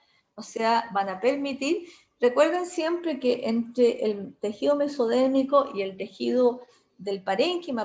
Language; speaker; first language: Spanish; native; Spanish